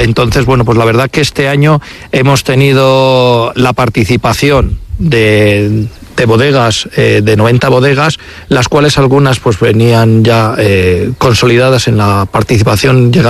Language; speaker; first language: Spanish; native; Spanish